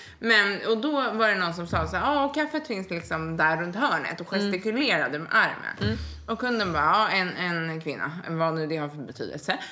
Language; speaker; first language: Swedish; native; Swedish